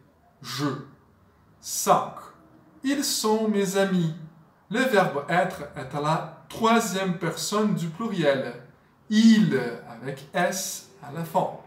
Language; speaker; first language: French; non-native, fluent; Portuguese